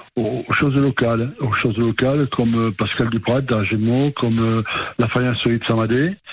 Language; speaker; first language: French; native; French